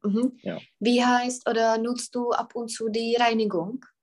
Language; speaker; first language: German; non-native, fluent; Czech